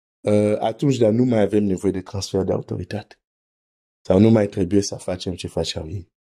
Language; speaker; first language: Romanian; native; Romanian